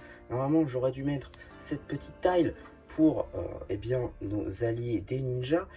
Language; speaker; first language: French; native; French